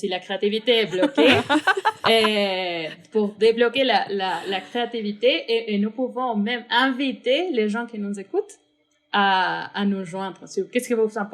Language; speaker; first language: French; non-native, fluent; Spanish